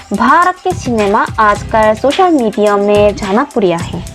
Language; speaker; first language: Hindi; non-native, fluent; Korean